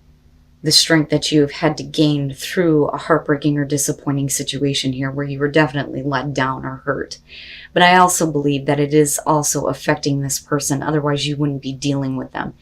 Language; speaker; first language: English; native; English